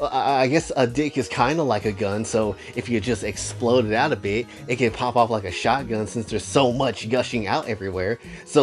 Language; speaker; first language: English; native; English